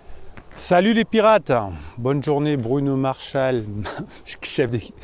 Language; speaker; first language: French; native; French